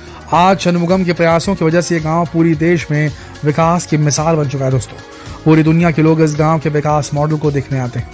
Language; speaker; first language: Hindi; native; Hindi